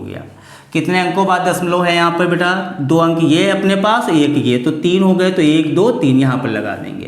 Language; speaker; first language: Hindi; native; Hindi